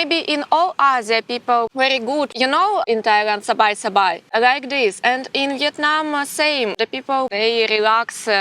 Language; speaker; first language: English; non-native, learner; Ukrainian